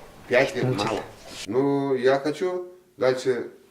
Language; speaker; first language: Russian; non-native, learner; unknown